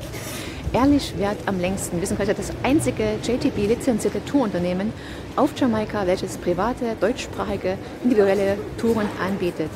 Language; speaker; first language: German; native; German